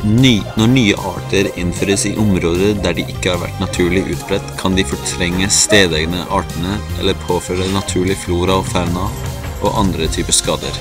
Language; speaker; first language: Norwegian; native; Norwegian